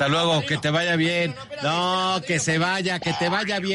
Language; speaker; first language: Spanish; native; Spanish